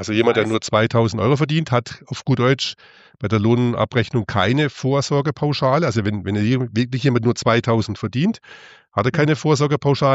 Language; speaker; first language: German; native; German